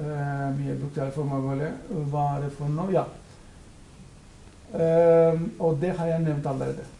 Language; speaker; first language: Norwegian; non-native, fluent; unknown